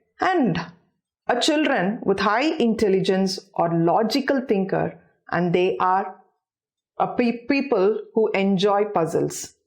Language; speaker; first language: English; non-native, local second language; Tamil